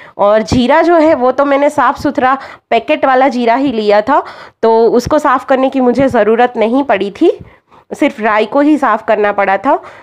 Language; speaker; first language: Hindi; non-native, local second language; Gujarati